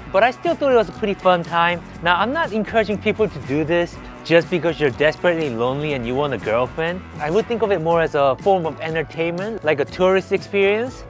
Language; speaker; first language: English; non-native, fluent; Korean